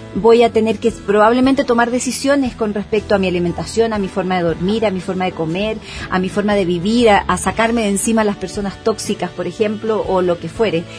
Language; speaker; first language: Spanish; native; Spanish